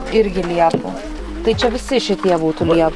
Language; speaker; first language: Lithuanian; early bilingual, heritage; Lithuanian